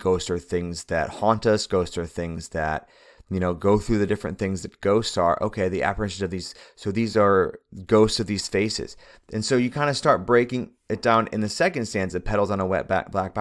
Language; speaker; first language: English; native; English